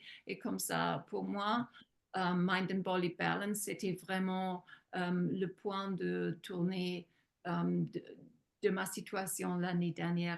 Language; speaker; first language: French; non-native, fluent; German